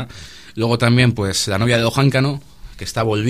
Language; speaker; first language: Spanish; native; Spanish